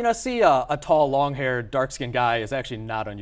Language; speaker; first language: English; early bilingual, other home language; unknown